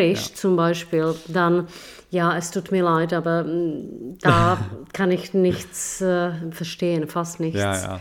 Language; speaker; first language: German; non-native, fluent; Czech